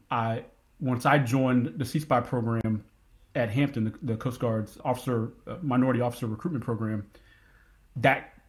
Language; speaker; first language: English; native; English